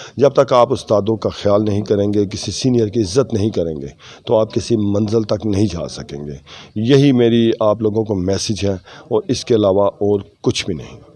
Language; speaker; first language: Urdu; non-native, local second language; Punjabi